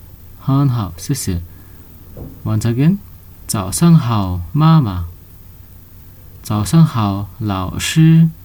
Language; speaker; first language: Chinese; non-native, fluent; Nepali